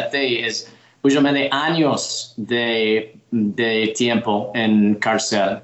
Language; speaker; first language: Spanish; non-native, learner; English